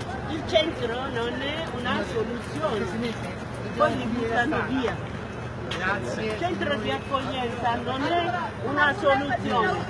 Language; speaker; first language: Italian; non-native, fluent; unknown